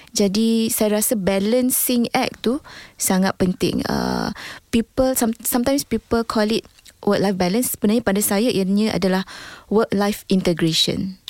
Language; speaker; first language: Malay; native; Malay